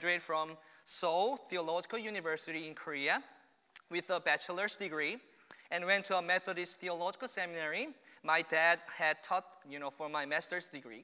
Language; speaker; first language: English; non-native, fluent; Korean